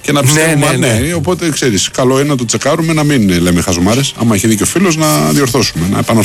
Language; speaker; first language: Greek; native; Greek